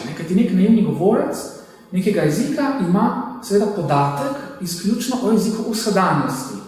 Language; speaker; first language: Slovenian; native; Slovenian